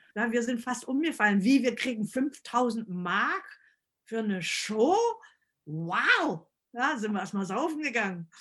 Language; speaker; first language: German; early bilingual, other home language; Italian